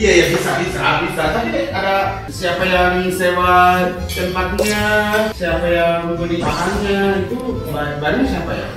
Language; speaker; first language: Indonesian; non-native, fluent; Japanese